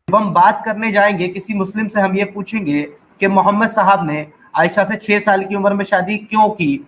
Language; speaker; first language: Hindi; native; Hindi